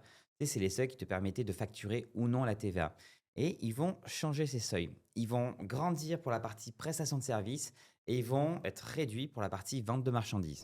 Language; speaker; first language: French; native; French